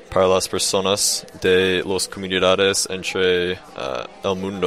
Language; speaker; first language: Spanish; non-native, learner; English